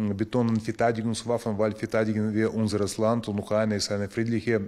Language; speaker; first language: German; non-native, learner; Ukrainian